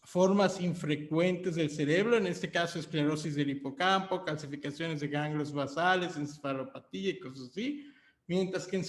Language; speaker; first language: Spanish; native; Spanish